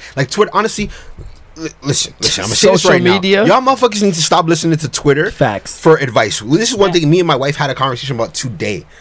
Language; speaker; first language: English; early bilingual, other home language; Yoruba